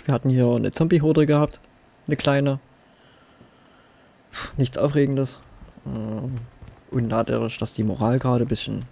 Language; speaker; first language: German; native; German